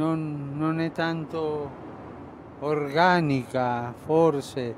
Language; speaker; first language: Italian; non-native, fluent; Spanish